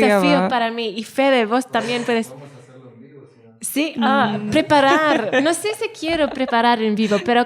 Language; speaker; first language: Spanish; non-native, learner; Welsh